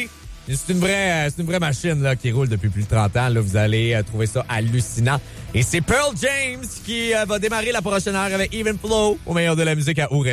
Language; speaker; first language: French; native; French